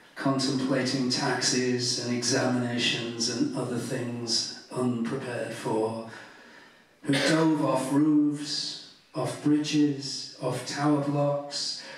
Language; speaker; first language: English; native; English